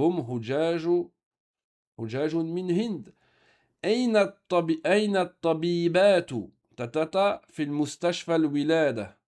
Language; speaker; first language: Arabic; non-native, fluent; French